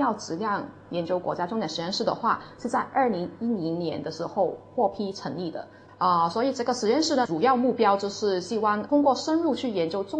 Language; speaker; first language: Chinese; native; Chinese